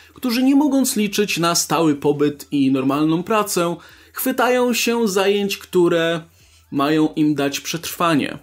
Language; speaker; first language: Polish; native; Polish